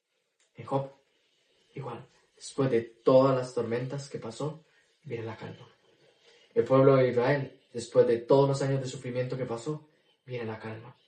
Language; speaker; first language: Spanish; native; Spanish